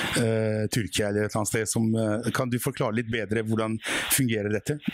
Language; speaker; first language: Norwegian; non-native, fluent; Albanian